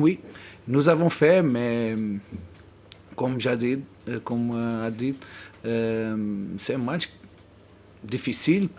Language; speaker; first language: French; non-native, learner; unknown